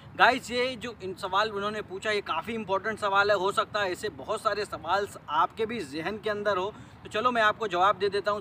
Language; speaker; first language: Hindi; native; Hindi